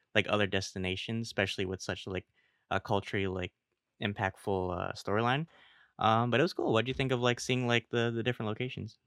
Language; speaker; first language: English; early bilingual, other home language; Filipino